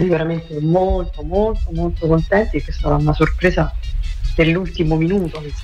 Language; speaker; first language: Italian; native; Italian